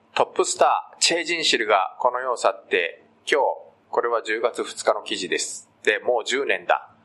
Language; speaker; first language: Japanese; native; Japanese